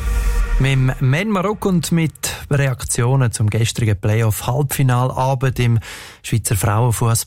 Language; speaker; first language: German; native; German